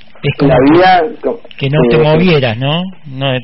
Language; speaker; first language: Spanish; native; Spanish